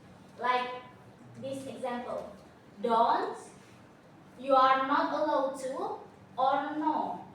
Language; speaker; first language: English; non-native, learner; Indonesian